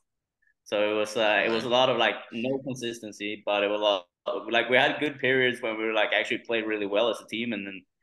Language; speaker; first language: English; non-native, fluent; Swedish